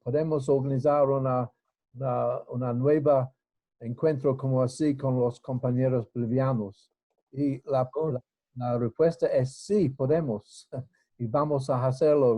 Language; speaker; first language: Spanish; non-native, fluent; English